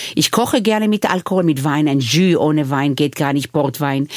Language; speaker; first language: German; early bilingual, other home language; Hebrew